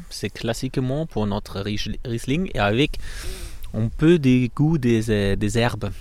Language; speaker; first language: French; non-native, learner; German